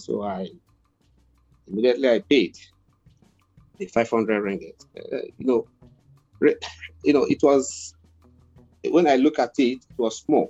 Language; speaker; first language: English; non-native, local second language; Igbo